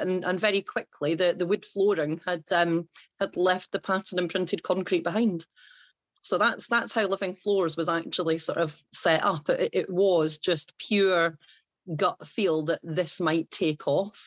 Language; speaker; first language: English; native; English